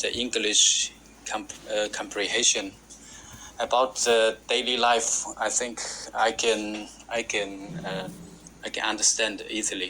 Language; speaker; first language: English; non-native, learner; Chinese